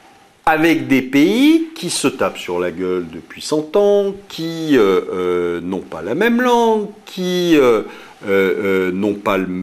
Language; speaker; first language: French; native; French